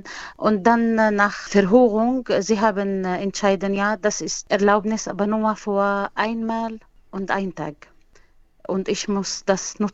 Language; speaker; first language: German; non-native, learner; Arabic